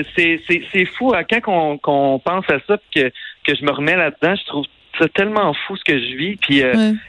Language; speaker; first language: French; native; French